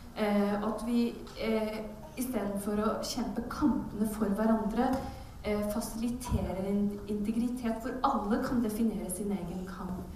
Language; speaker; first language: Norwegian; early bilingual, other home language; Urdu